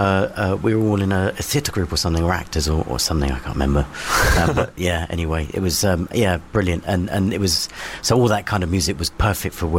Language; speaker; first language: English; native; English